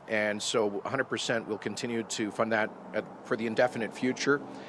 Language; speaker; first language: English; native; English